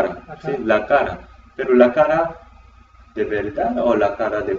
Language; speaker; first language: Spanish; non-native, fluent; Korean